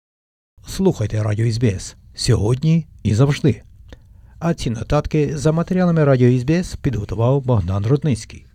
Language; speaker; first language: Ukrainian; native; Ukrainian